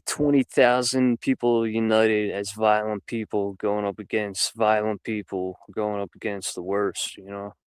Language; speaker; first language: English; native; English